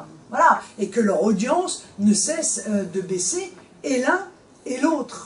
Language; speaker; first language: French; native; French